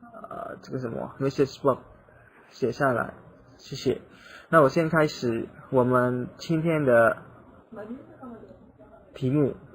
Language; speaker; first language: Chinese; non-native, fluent; Indonesian